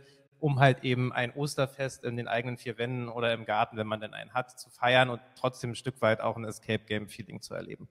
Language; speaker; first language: German; native; German